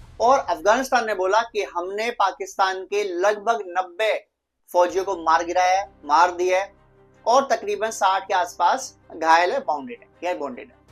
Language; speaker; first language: Hindi; native; Hindi